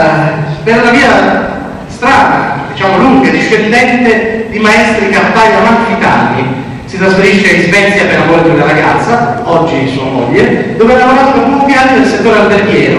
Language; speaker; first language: Italian; native; Italian